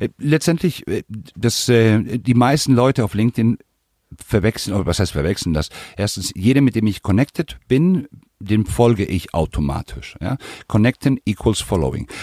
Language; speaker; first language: German; non-native, fluent; Spanish